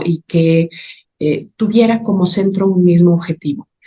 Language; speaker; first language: Spanish; native; Spanish